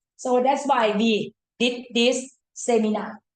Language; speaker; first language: English; non-native, fluent; Thai